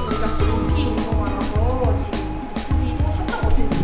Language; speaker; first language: Korean; native; Korean